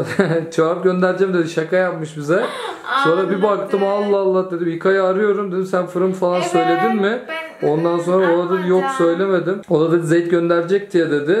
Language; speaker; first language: Turkish; native; Turkish